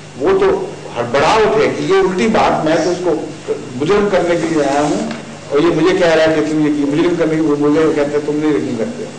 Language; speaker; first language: Urdu; native; Urdu